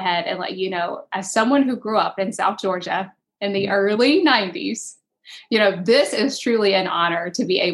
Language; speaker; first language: English; native; English